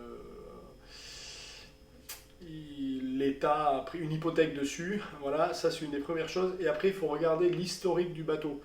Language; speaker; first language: French; native; French